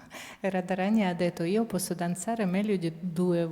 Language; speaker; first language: Italian; non-native, fluent; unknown